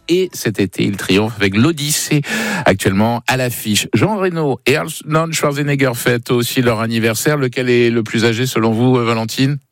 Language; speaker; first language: French; native; French